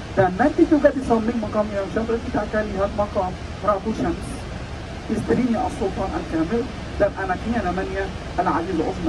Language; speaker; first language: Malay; non-native, fluent; Arabic